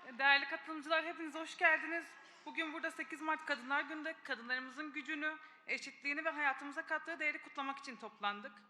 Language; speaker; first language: Turkish; native; Turkish